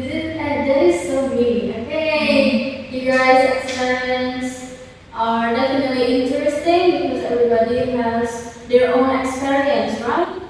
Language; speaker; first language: English; non-native, fluent; Indonesian